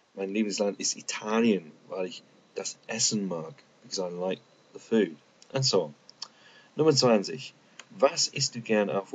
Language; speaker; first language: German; non-native, fluent; English